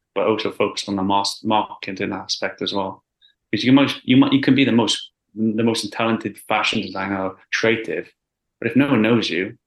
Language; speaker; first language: English; native; English